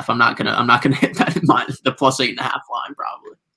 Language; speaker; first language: English; native; English